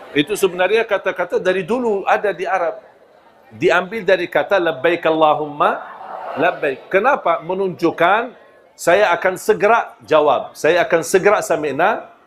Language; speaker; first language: Malay; non-native, fluent; Arabic